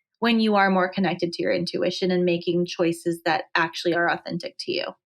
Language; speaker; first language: English; native; English